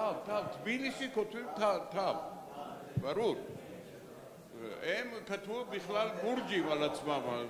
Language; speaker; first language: Hebrew; non-native, fluent; Georgian